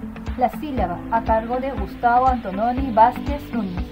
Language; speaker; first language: Spanish; native; Spanish